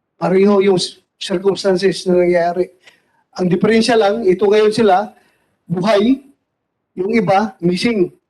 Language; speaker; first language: Filipino; non-native, local second language; Cebuano